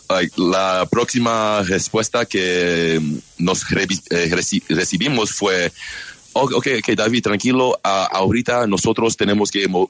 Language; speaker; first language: Spanish; non-native, learner; English